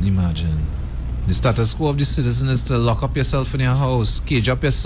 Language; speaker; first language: English; native; English